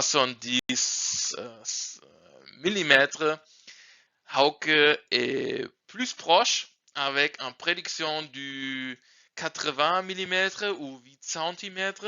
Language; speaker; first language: French; non-native, learner; German